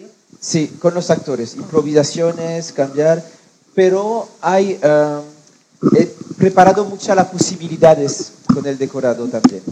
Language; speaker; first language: Spanish; non-native, learner; French